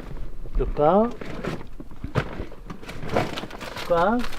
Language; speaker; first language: French; non-native, learner; Central Atlas Tamazight